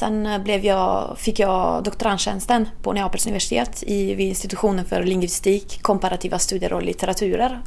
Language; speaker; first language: Swedish; non-native, fluent; Italian